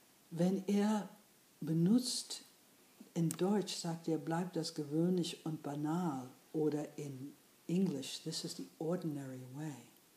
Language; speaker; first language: German; non-native, fluent; English